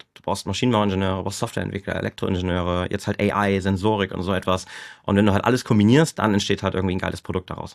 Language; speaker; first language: German; native; German